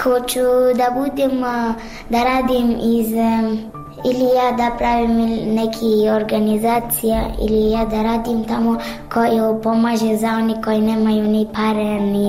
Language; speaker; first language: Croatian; non-native, learner; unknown